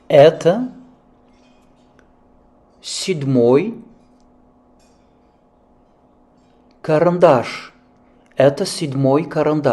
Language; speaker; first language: Russian; non-native, fluent; French